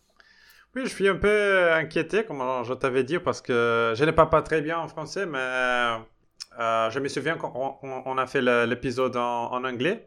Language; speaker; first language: French; non-native, fluent; Portuguese